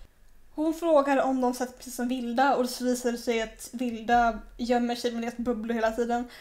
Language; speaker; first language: Swedish; native; Swedish